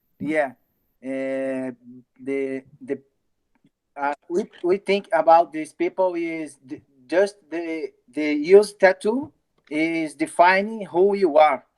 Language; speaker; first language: English; non-native, learner; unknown